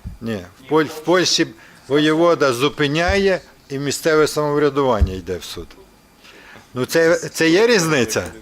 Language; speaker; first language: Ukrainian; non-native, local second language; Russian